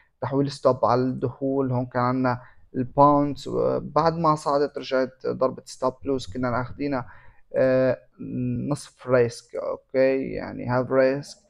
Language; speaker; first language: Arabic; native; Arabic